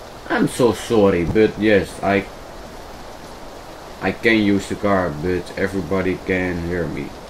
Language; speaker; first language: English; non-native, learner; Dutch